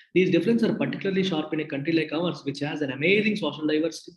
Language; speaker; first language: English; non-native, local second language; Telugu